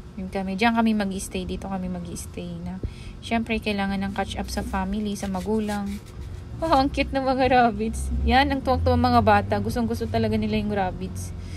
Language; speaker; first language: Filipino; non-native, local second language; Iloko